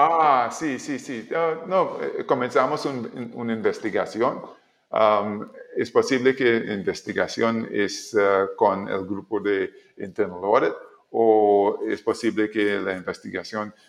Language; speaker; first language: Spanish; non-native, learner; English